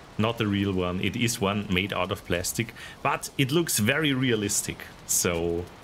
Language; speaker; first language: English; non-native, fluent; German